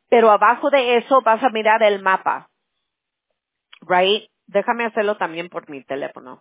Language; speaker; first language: Spanish; early bilingual, heritage; Spanish